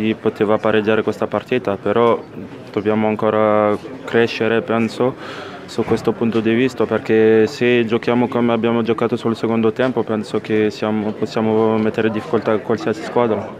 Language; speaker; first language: Italian; non-native, local second language; French